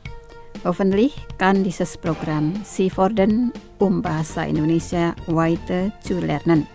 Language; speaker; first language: German; non-native, fluent; Indonesian